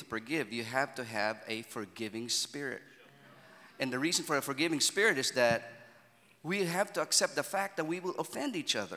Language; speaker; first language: English; non-native, local second language; Filipino